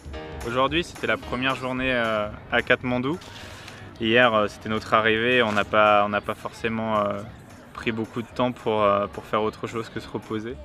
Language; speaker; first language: French; native; French